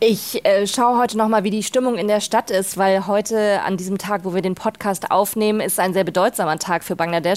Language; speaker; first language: German; native; German